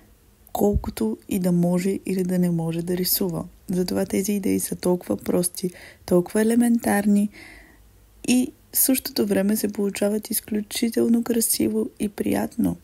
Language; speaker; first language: Bulgarian; native; Bulgarian